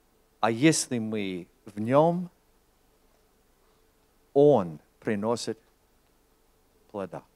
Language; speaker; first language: Russian; non-native, fluent; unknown